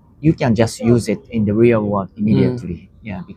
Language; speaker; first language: English; non-native, learner; Japanese